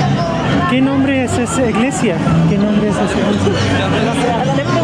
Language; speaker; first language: Spanish; non-native, learner; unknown